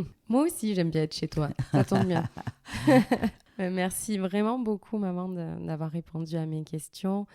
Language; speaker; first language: French; early bilingual, other home language; Arabic